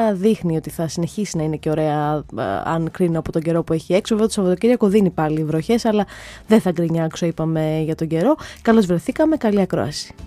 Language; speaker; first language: Greek; native; Greek